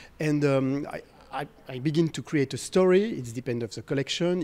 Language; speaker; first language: English; non-native, fluent; French